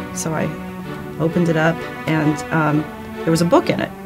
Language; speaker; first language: English; native; English